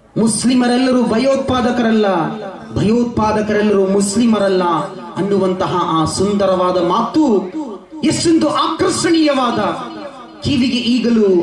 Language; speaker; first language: Kannada; non-native, local second language; Malayalam